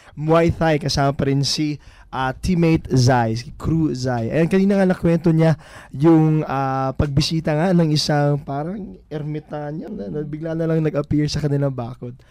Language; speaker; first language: Filipino; native; Filipino